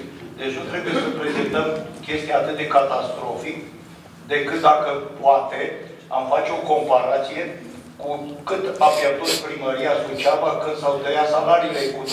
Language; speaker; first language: Romanian; native; Romanian